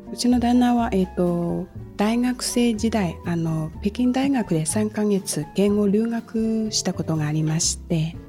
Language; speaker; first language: Japanese; non-native, fluent; Chinese